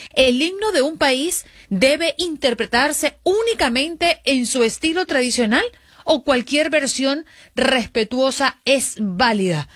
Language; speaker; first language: Spanish; native; Spanish